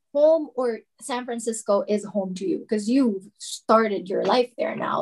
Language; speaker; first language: English; non-native, local second language; Filipino